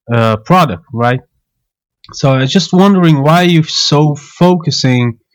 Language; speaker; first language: English; non-native, fluent; Hebrew